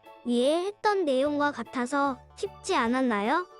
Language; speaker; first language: Korean; native; Korean